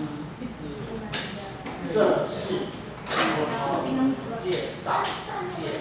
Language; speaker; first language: Chinese; non-native, learner; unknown